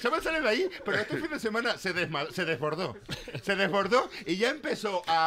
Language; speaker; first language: Spanish; native; Spanish